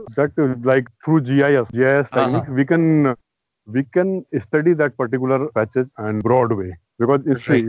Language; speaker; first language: English; non-native, local second language; Hindi